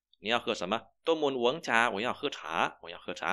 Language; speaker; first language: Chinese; non-native, fluent; Vietnamese